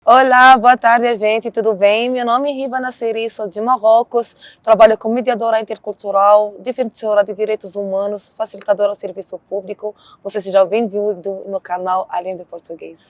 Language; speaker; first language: Portuguese; non-native, learner; Arabic